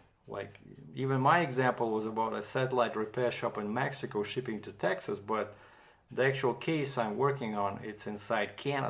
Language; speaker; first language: English; non-native, fluent; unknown